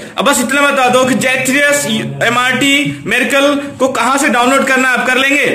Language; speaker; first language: Hindi; native; Hindi